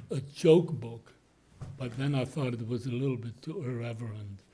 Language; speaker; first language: English; non-native, fluent; German